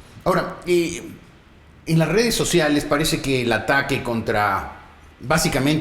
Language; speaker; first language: Spanish; native; Spanish